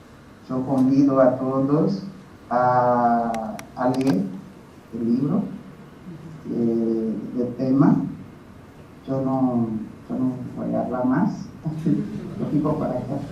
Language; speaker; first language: Spanish; non-native, learner; Portuguese